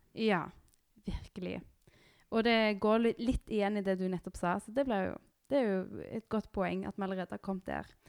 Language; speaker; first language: Norwegian; native; Norwegian